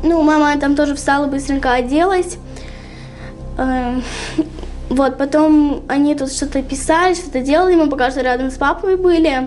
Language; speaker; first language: Russian; native; Russian